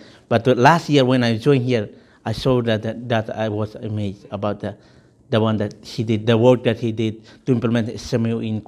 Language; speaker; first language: English; non-native, fluent; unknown